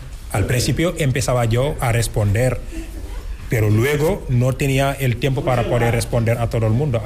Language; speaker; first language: Spanish; non-native, fluent; Wolof